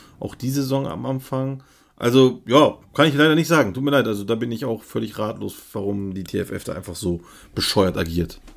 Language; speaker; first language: German; early bilingual, other home language; Turkish